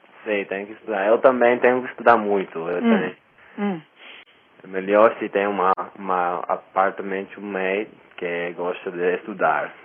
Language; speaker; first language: Portuguese; non-native, learner; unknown